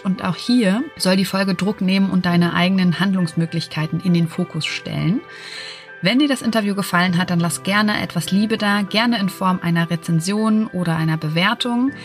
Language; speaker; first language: German; native; German